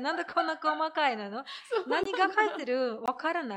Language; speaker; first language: Japanese; non-native, fluent; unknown